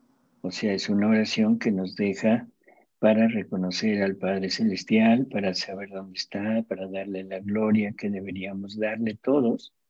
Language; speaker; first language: Spanish; native; Spanish